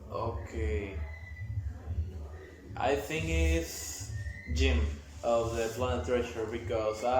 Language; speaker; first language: English; non-native, learner; Spanish